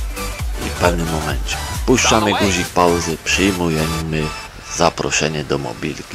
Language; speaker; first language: Polish; native; Polish